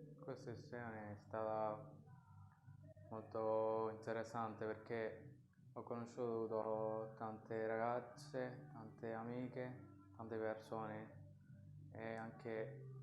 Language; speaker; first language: Italian; non-native, learner; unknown